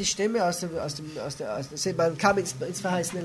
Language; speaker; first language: German; native; German